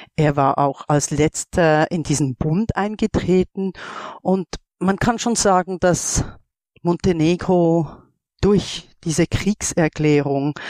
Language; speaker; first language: German; native; German